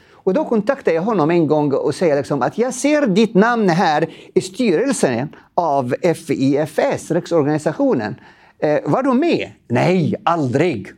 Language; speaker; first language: Swedish; non-native, fluent; Arabic